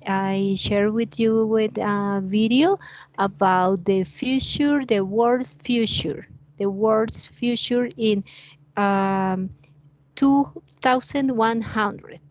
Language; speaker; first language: English; non-native, learner; Spanish